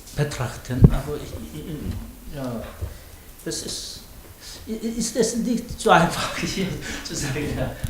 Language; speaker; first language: German; non-native, fluent; Korean